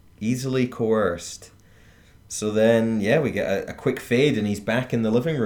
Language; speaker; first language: English; native; English